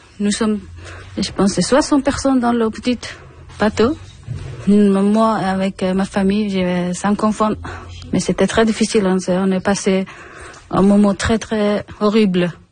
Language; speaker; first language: French; non-native, learner; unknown